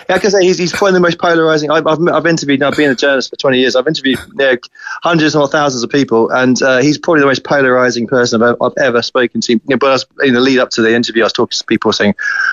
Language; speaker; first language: English; native; English